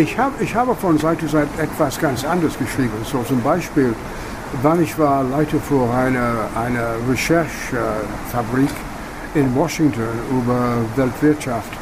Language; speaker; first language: German; non-native, learner; English